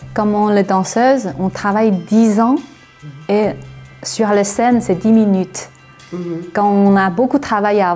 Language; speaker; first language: French; non-native, fluent; Chinese